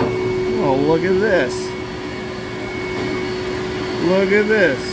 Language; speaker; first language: English; native; English